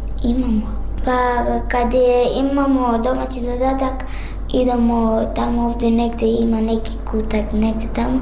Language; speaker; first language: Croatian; early bilingual, other home language; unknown